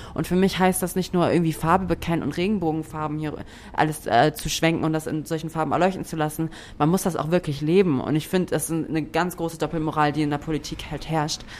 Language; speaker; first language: German; native; German